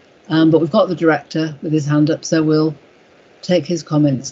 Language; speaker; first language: English; native; English